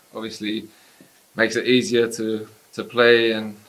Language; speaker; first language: English; native; English